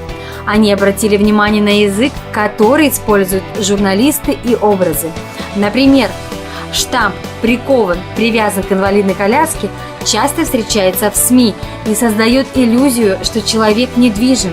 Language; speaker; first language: Russian; native; Russian